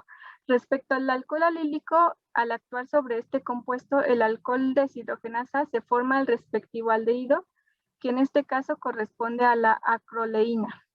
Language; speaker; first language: Spanish; native; Spanish